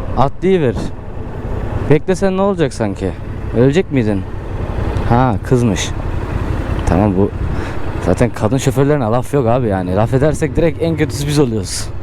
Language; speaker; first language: Turkish; early bilingual, heritage; Turkish